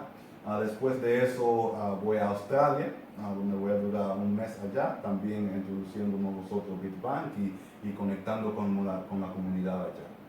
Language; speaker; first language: Spanish; non-native, fluent; English